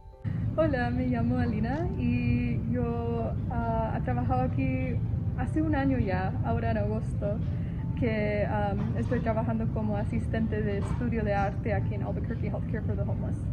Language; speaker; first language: Spanish; early bilingual, heritage; Spanish